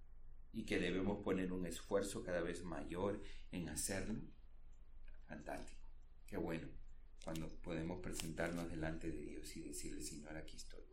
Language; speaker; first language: Spanish; native; Spanish